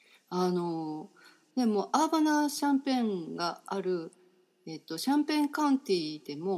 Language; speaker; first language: Japanese; native; Japanese